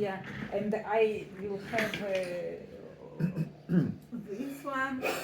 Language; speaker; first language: English; non-native, learner; Russian